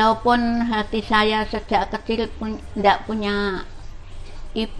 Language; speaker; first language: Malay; non-native, local second language; Javanese